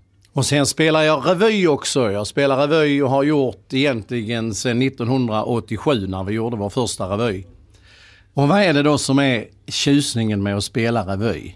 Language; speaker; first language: Swedish; native; Swedish